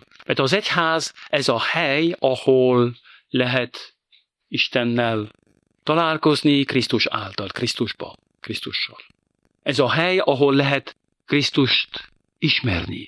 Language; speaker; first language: Hungarian; non-native, fluent; French